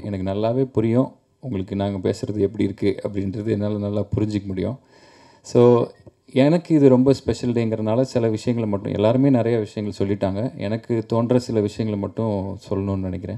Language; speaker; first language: Tamil; native; Tamil